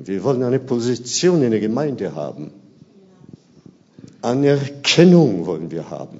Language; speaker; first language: German; non-native, fluent; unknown